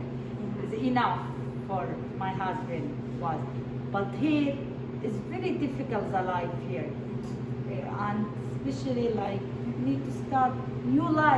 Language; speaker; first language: English; non-native, learner; Arabic